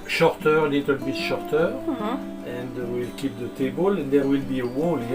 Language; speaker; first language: English; non-native, fluent; French